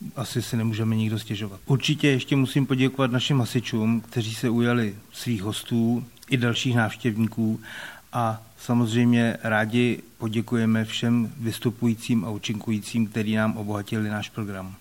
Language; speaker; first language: Czech; native; Czech